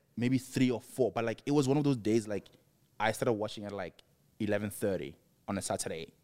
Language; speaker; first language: English; non-native, local second language; Tswana